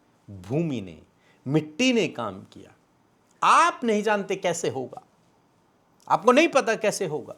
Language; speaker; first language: Hindi; native; Hindi